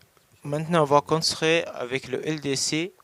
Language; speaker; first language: French; non-native, learner; Arabic